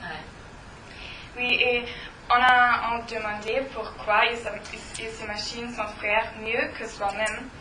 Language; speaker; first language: French; non-native, learner; German